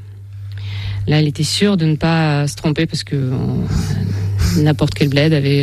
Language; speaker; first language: French; non-native, fluent; Russian